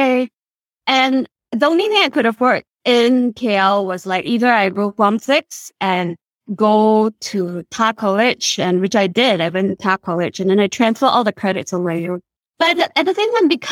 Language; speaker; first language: English; non-native, local second language; Cantonese